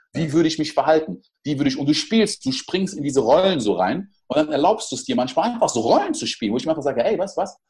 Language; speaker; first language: German; early bilingual, other home language; French